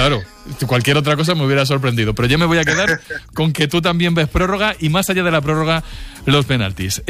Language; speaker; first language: Spanish; native; Spanish